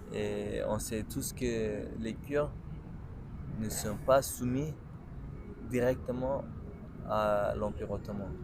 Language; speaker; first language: French; non-native, local second language; Kurdish